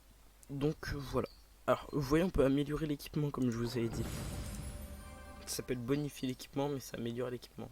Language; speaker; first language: French; native; French